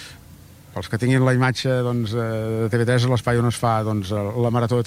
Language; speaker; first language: Catalan; native; Catalan